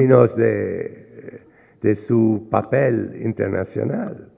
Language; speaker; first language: Spanish; non-native, fluent; English